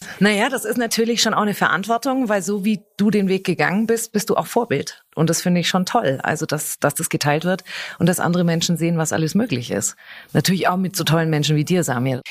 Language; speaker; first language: German; native; German